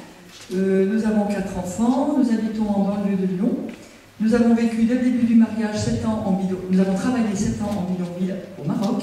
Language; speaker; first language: French; native; French